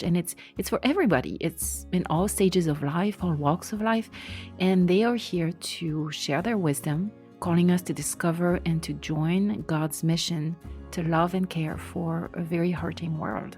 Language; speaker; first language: English; non-native, fluent; French